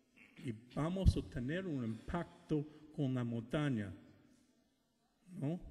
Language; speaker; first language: Spanish; non-native, fluent; English